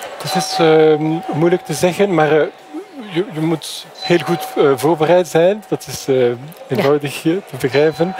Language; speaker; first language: Dutch; non-native, fluent; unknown